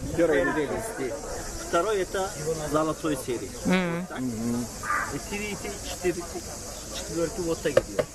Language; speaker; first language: Russian; non-native, learner; Turkish